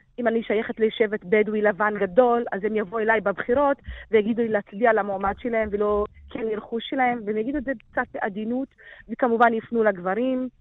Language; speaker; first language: Hebrew; non-native, local second language; Arabic